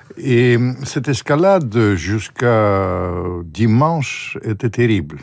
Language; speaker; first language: French; non-native, fluent; Russian